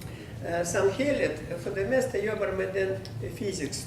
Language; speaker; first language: Swedish; non-native, fluent; Russian